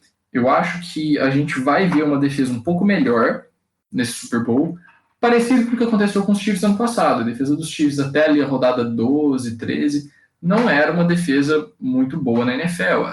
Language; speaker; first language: Portuguese; native; Portuguese